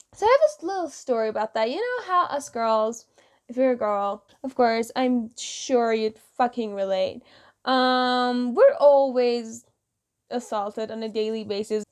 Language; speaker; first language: English; non-native, fluent; Persian